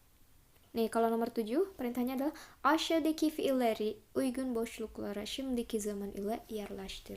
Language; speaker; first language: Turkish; non-native, fluent; Indonesian